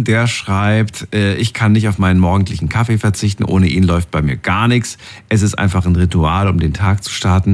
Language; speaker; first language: German; native; German